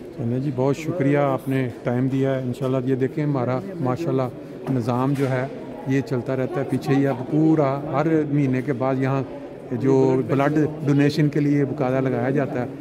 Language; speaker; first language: Urdu; non-native, local second language; Punjabi